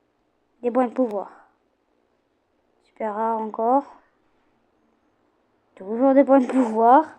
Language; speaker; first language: French; native; French